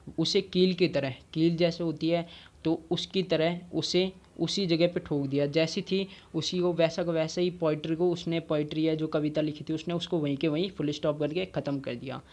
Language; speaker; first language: Hindi; native; Hindi